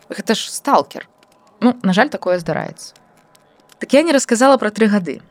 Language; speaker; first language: Belarusian; native; Belarusian